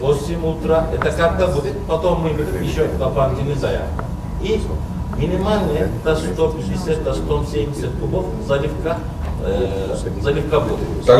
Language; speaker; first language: Russian; non-native, learner; Turkish